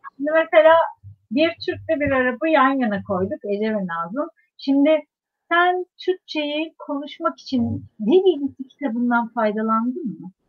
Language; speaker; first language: Turkish; native; Turkish